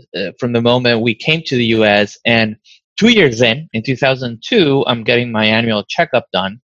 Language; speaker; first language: English; non-native, fluent; Spanish